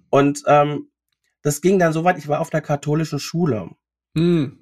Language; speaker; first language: German; native; German